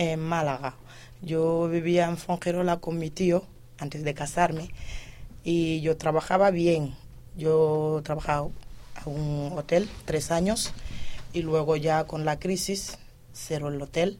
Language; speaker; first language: Spanish; non-native, fluent; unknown